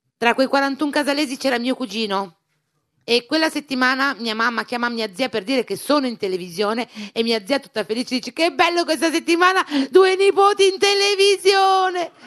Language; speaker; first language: Italian; native; Italian